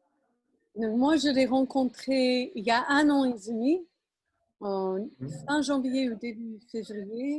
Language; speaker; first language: French; non-native, fluent; English